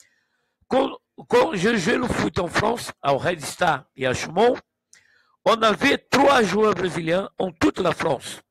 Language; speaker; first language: French; non-native, learner; Portuguese